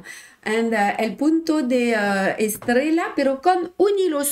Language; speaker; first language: Spanish; non-native, learner; French